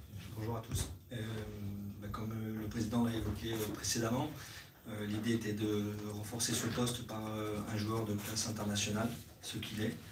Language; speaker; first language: French; native; French